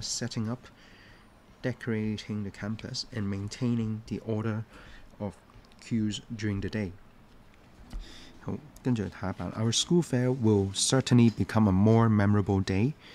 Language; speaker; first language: English; non-native, local second language; Cantonese